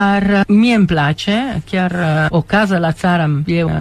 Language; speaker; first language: Romanian; non-native, fluent; Italian